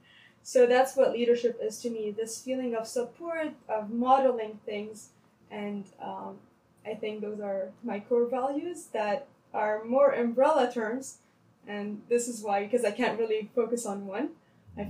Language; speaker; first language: English; non-native, fluent; Arabic